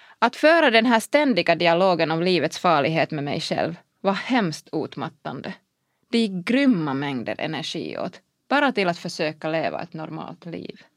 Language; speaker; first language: Swedish; non-native, local second language; Finnish